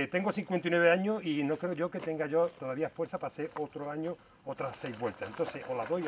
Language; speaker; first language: Spanish; native; Spanish